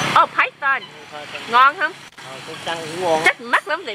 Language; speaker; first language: Vietnamese; early bilingual, heritage; Vietnamese